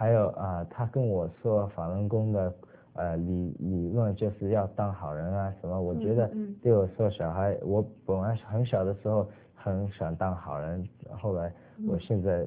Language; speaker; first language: Chinese; early bilingual, other home language; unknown